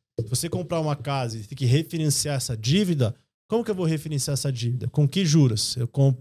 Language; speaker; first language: Portuguese; native; Portuguese